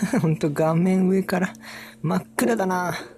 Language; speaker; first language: Japanese; native; Japanese